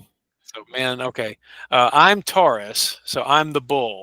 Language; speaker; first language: English; native; English